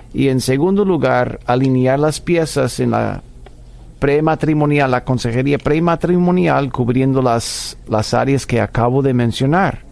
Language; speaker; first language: Spanish; non-native, fluent; English